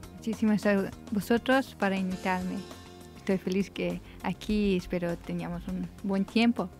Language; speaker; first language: Spanish; non-native, learner; Persian